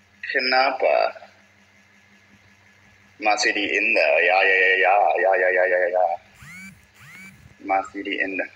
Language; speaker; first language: Indonesian; non-native, learner; English